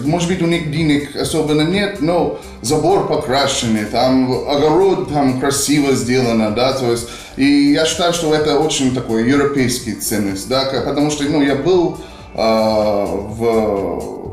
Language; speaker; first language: Russian; non-native, fluent; English